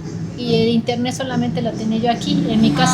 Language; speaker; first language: Spanish; native; Spanish